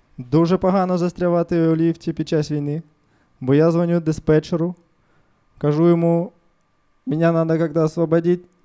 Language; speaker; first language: Ukrainian; non-native, local second language; Russian